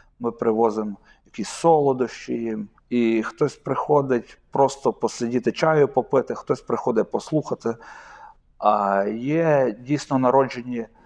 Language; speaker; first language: Ukrainian; native; Ukrainian